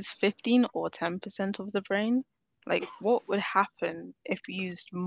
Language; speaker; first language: English; native; English